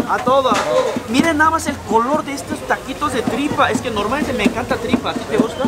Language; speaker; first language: Spanish; non-native, fluent; Korean